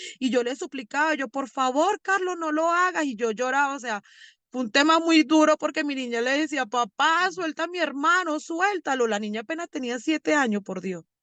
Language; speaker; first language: Spanish; native; Spanish